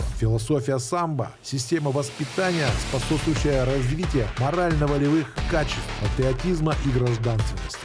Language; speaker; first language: Russian; native; Russian